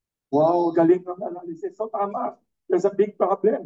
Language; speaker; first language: English; non-native, local second language; Filipino